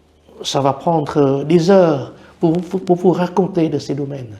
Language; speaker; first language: French; non-native, fluent; Vietnamese